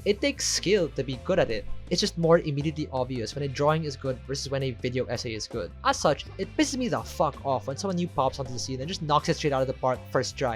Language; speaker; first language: English; native; English